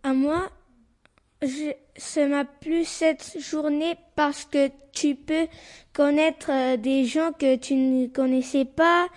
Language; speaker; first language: French; non-native, fluent; Spanish